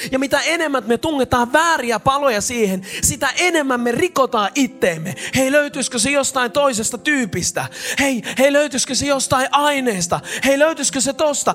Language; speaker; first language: Finnish; native; Finnish